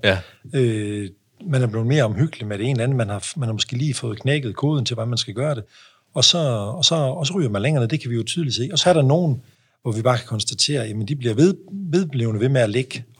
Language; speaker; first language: Danish; native; Danish